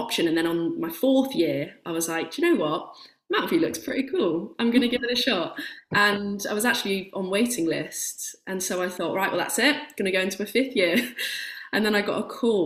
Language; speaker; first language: English; native; English